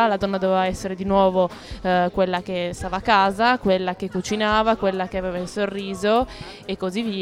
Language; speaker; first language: Italian; native; Italian